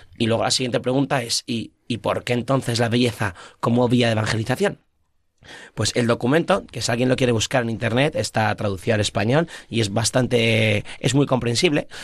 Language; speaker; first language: Spanish; native; Spanish